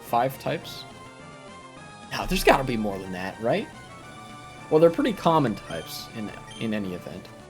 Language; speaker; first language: English; native; English